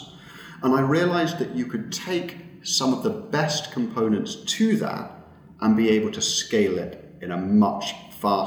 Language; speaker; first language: English; native; English